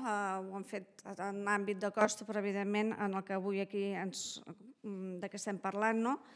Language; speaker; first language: Catalan; native; Catalan